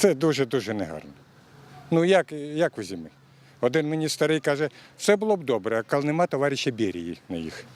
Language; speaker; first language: Ukrainian; native; Ukrainian